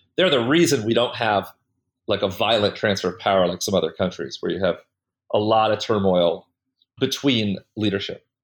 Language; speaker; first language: English; native; English